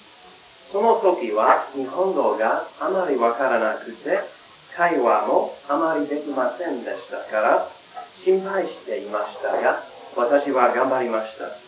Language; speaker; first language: Japanese; non-native, learner; English